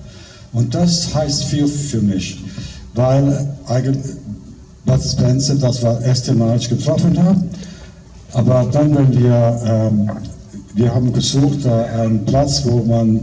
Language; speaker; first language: German; non-native, fluent; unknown